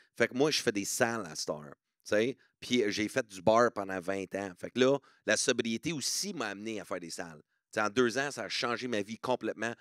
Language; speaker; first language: French; non-native, local second language; English